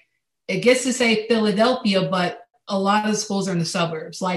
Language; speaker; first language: English; native; English